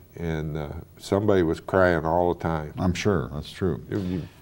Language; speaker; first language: English; native; English